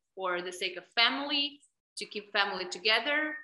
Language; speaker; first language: English; non-native, fluent; Ukrainian